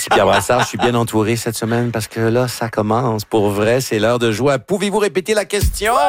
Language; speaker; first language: French; native; French